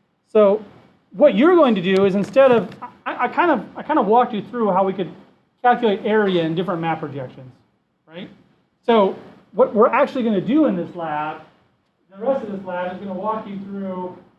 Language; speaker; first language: English; native; English